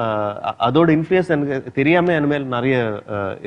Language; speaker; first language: Tamil; non-native, fluent; Telugu